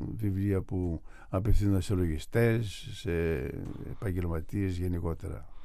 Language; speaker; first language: Greek; native; Greek